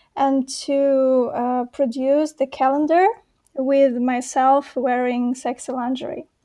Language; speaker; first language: English; non-native, fluent; Russian